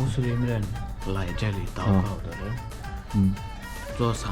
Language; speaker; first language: Chinese; non-native, fluent; Turkmen